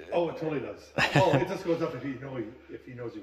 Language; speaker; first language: English; native; English